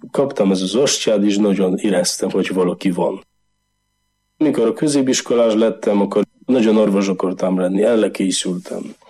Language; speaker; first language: Hungarian; non-native, learner; Polish